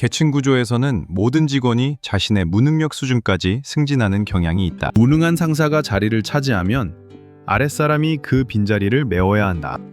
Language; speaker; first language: Korean; native; Korean